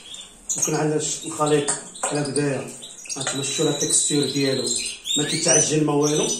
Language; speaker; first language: Arabic; native; Arabic